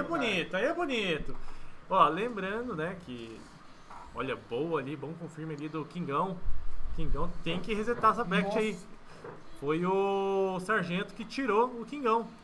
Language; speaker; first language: Portuguese; native; Portuguese